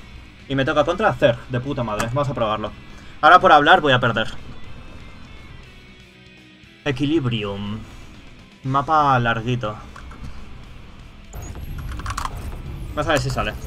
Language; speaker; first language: Spanish; native; Spanish